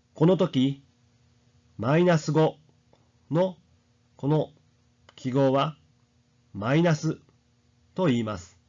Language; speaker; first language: Japanese; native; Japanese